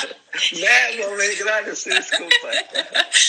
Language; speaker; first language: Slovenian; non-native, learner; Portuguese